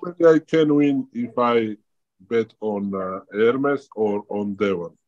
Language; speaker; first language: English; non-native, learner; Georgian